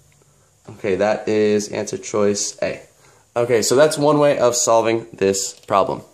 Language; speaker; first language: English; native; English